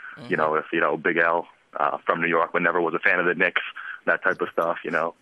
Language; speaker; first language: English; native; English